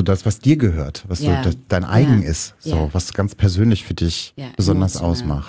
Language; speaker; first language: German; native; German